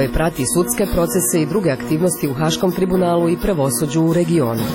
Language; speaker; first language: Croatian; native; Croatian